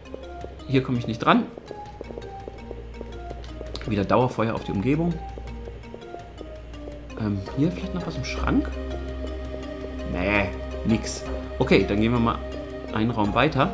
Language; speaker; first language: German; native; German